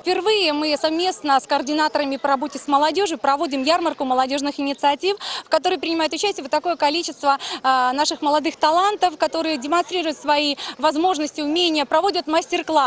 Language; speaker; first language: Russian; native; Russian